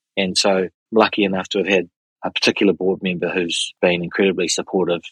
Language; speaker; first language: English; native; English